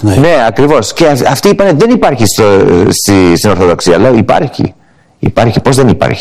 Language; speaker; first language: Greek; early bilingual, heritage; Greek